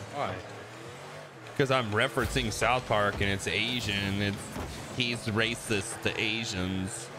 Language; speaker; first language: English; native; English